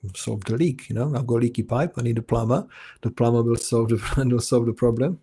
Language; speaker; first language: English; non-native, fluent; Czech